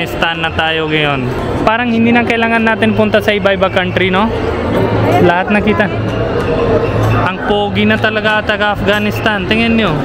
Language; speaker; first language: Filipino; non-native, learner; Hindi